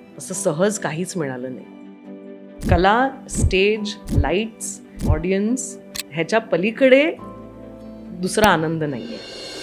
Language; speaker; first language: Marathi; native; Marathi